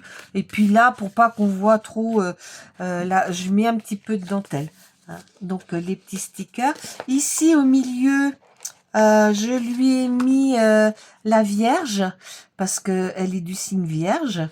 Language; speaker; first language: French; native; French